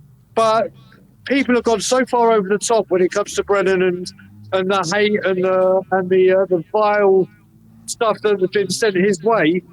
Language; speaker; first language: English; native; English